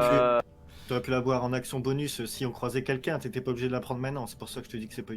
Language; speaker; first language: French; native; French